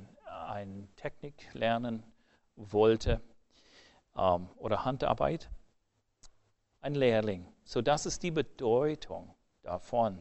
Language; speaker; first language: German; non-native, fluent; English